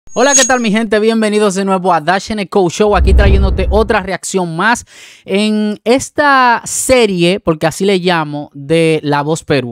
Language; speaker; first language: Spanish; native; Spanish